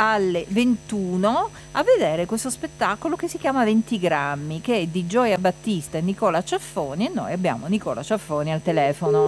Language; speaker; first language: Italian; native; Italian